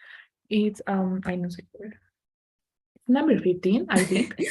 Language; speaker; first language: English; non-native, learner; Spanish